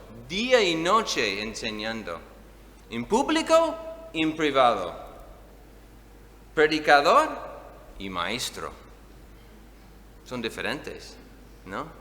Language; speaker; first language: Spanish; non-native, fluent; English